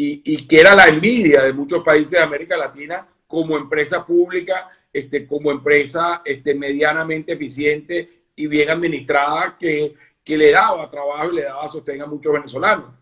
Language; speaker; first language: Spanish; native; Spanish